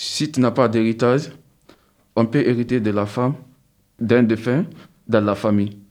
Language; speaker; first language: French; non-native, local second language; Susu